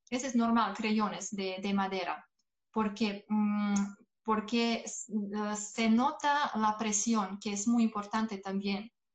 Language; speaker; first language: Spanish; non-native, fluent; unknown